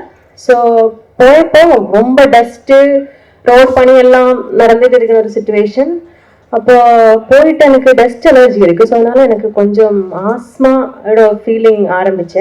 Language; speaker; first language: Tamil; non-native, learner; Malayalam